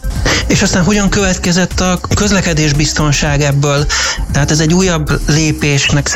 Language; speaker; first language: Hungarian; native; Hungarian